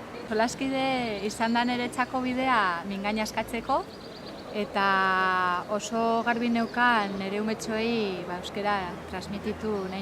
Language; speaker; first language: Basque; non-native, learner; Spanish